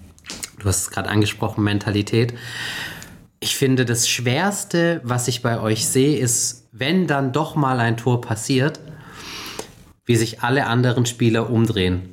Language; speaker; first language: German; native; German